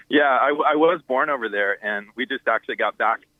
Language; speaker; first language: English; native; English